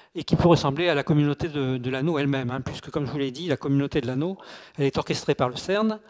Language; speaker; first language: French; native; French